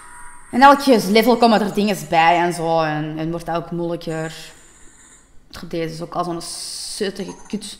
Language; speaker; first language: Dutch; native; Dutch